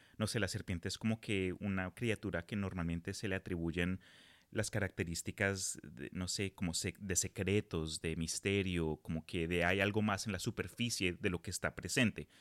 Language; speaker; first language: Spanish; early bilingual, heritage; Spanish